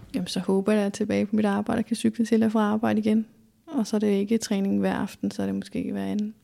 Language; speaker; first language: Danish; native; Danish